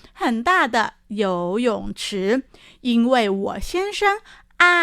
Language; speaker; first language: Chinese; non-native, fluent; Thai